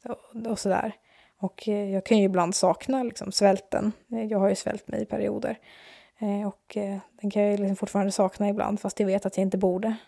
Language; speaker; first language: Swedish; native; Swedish